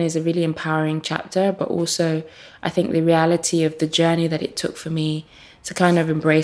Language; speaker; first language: English; native; English